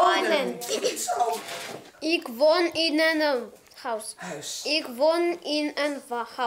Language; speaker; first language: Dutch; non-native, learner; Ukrainian